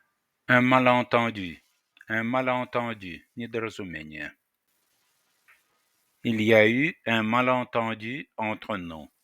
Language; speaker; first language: French; non-native, fluent; Russian